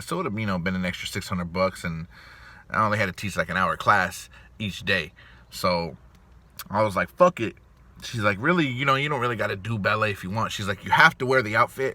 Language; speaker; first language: English; native; English